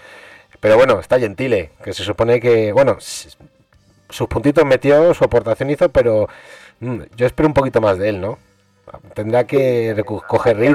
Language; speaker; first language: Spanish; native; Spanish